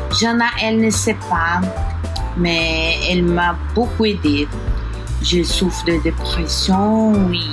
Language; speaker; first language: French; non-native, learner; Portuguese